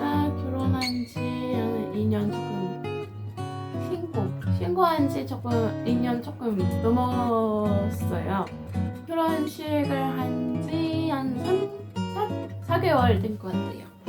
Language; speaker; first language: Korean; non-native, fluent; French